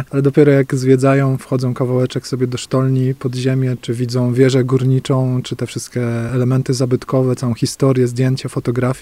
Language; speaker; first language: Polish; native; Polish